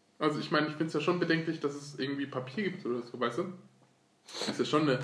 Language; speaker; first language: German; early bilingual, other home language; Turkish